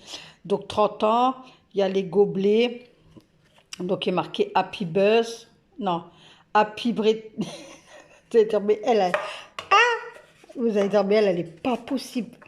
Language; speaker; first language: French; native; French